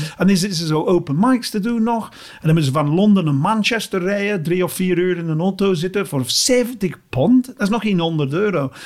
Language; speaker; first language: Dutch; non-native, fluent; English